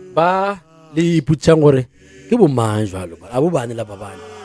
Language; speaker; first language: Northern Sotho; native; Northern Sotho